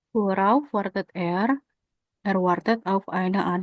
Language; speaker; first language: German; non-native, learner; Indonesian